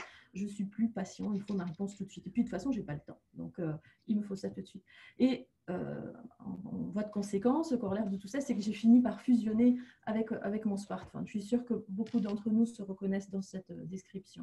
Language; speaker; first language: French; native; French